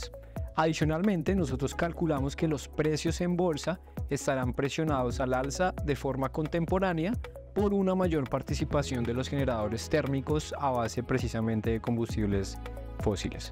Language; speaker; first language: Spanish; native; Spanish